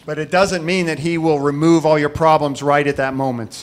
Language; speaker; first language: English; native; English